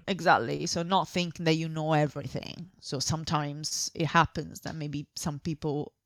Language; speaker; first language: English; non-native, fluent; Italian